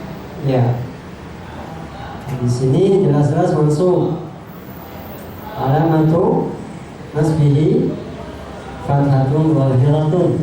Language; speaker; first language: Arabic; non-native, fluent; Indonesian